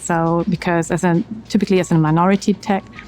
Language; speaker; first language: English; non-native, fluent; German